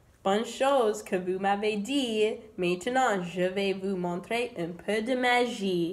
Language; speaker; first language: French; non-native, learner; English